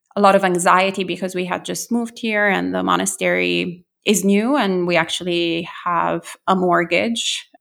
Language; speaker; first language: English; non-native, fluent; Italian